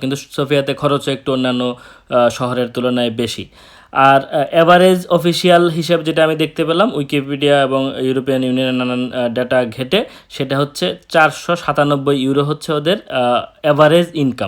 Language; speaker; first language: Bangla; native; Bangla